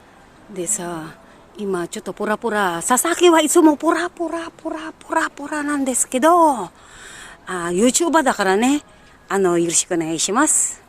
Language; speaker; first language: Japanese; non-native, learner; Filipino